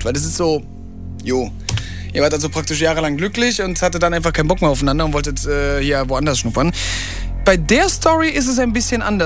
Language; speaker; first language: German; native; German